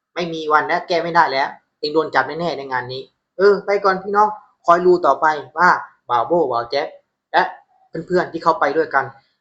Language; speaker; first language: Thai; native; Thai